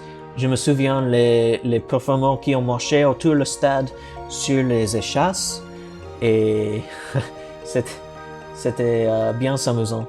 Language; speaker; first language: French; non-native, learner; English